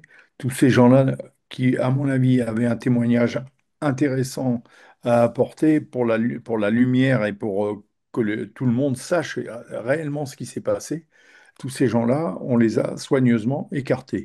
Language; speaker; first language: French; native; French